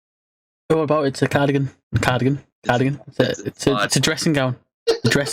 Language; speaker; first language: English; native; English